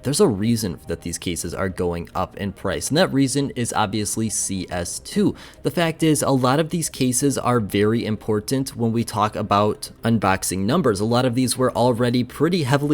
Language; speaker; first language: English; native; English